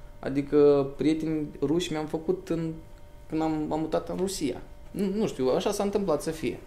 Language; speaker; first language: Romanian; native; Romanian